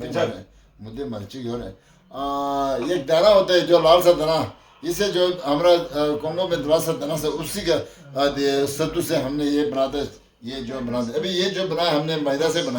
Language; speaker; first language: Hindi; non-native, local second language; Tibetan